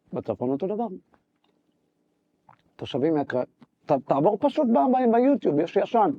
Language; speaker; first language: Hebrew; native; Hebrew